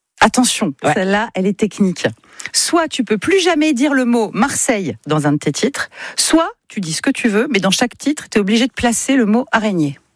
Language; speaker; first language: French; native; French